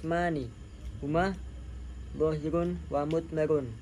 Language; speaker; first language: Arabic; non-native, learner; Indonesian